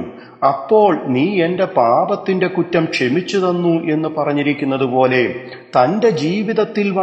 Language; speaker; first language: Malayalam; native; Malayalam